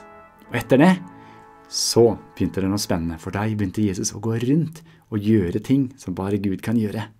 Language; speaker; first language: Norwegian; native; Norwegian